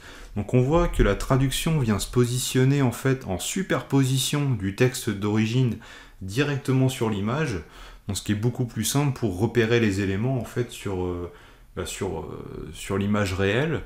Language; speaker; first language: French; native; French